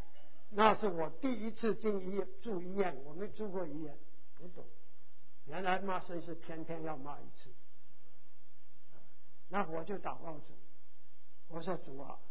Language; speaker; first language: Chinese; native; Chinese